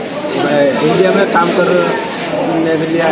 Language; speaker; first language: Hindi; non-native, learner; Rohingya